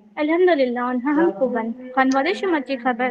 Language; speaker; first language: Persian; non-native, learner; Urdu